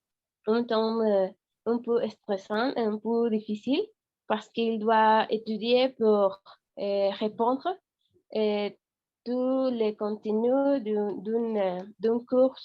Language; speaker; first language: French; non-native, learner; Spanish